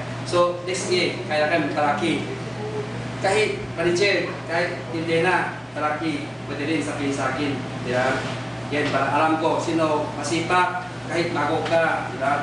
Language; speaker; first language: Filipino; non-native, learner; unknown